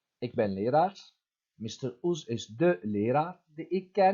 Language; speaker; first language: Dutch; non-native, fluent; Turkish